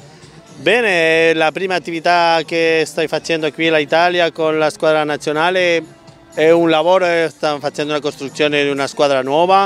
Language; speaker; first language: Italian; non-native, learner; Spanish